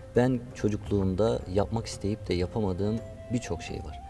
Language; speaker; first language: Turkish; native; Turkish